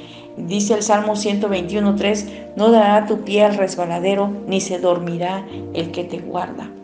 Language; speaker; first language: Spanish; native; Spanish